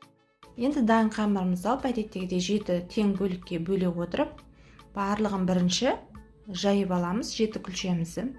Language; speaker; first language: Kazakh; native; Kazakh